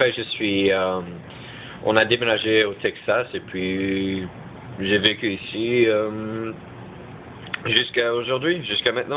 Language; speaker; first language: French; early bilingual, heritage; French